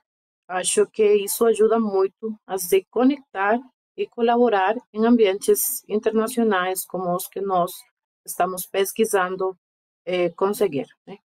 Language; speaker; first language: Portuguese; non-native, fluent; Spanish